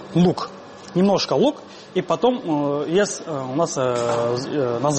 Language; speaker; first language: Russian; non-native, learner; Tajik